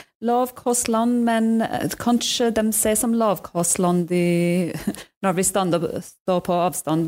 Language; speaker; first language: Norwegian; non-native, fluent; English